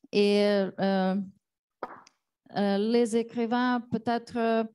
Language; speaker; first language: French; non-native, fluent; Ukrainian